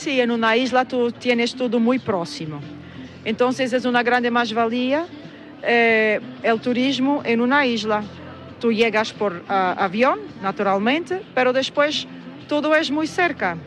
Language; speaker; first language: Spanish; non-native, learner; Portuguese